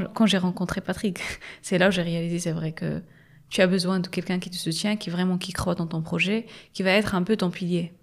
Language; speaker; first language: French; non-native, local second language; Arabic